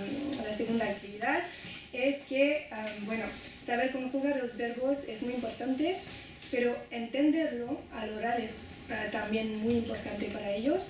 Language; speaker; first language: Spanish; non-native, fluent; French